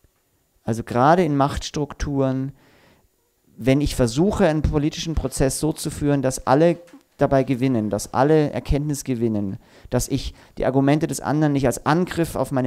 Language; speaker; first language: German; native; German